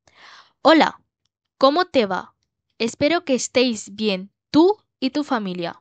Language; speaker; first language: Spanish; non-native, learner; Bangla